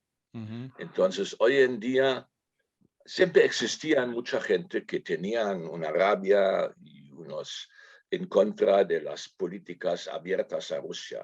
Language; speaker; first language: Spanish; non-native, fluent; German